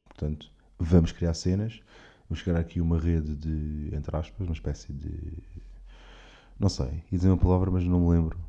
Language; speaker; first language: Portuguese; native; Portuguese